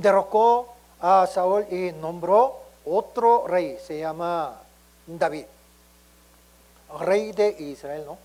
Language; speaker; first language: Spanish; non-native, learner; Korean